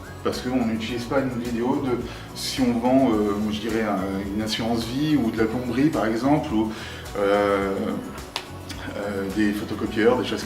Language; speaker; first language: French; native; French